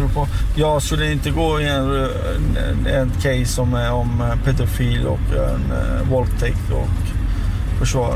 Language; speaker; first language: Swedish; non-native, fluent; Persian